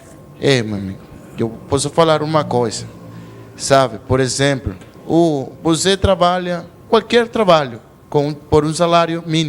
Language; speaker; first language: Portuguese; non-native, learner; Spanish